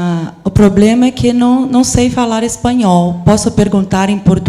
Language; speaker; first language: Portuguese; non-native, learner; Spanish